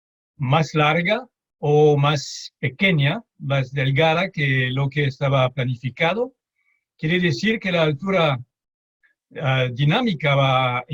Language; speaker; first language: Spanish; non-native, fluent; French